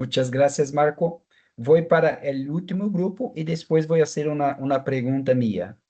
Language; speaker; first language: Spanish; non-native, fluent; Portuguese